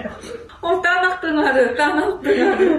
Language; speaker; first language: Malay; non-native, learner; Korean